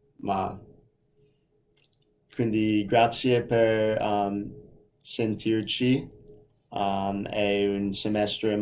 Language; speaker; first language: Italian; non-native, fluent; English